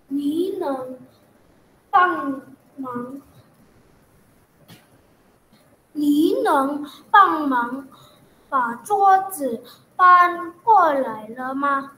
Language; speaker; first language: Chinese; non-native, learner; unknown